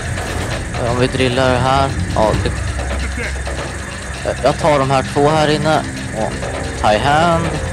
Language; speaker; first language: Swedish; native; Swedish